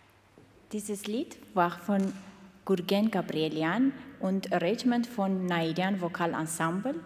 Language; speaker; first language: German; non-native, fluent; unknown